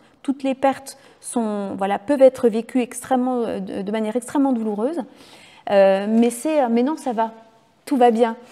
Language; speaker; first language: French; native; French